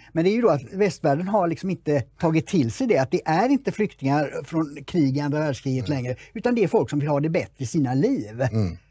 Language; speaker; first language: Swedish; native; Swedish